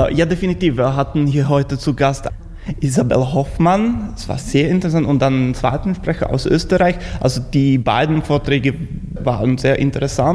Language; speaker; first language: German; non-native, fluent; Slovak